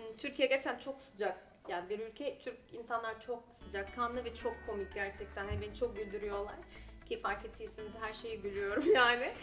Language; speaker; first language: Turkish; non-native, fluent; Arabic